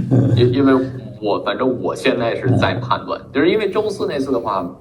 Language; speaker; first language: Chinese; native; Chinese